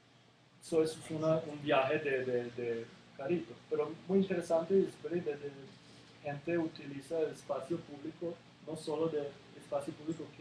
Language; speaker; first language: Spanish; non-native, learner; Serbian